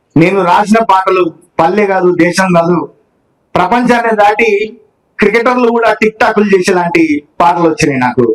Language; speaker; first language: Telugu; native; Telugu